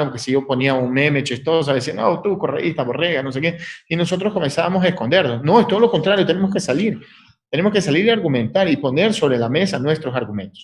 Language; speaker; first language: Spanish; native; Spanish